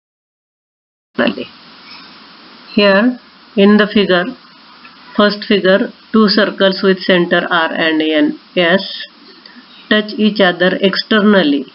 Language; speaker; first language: English; non-native, local second language; Marathi